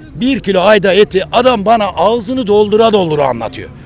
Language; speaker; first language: Turkish; native; Turkish